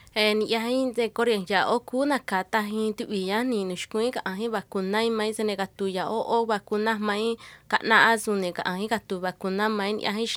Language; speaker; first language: Spanish; non-native, local second language; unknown